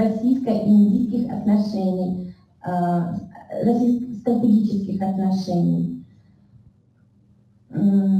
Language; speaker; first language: Russian; native; Russian